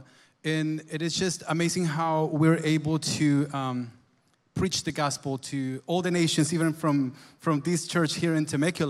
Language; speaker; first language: English; non-native, fluent; Spanish